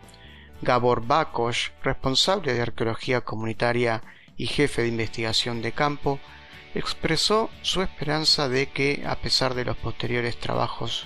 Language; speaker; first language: Spanish; native; Spanish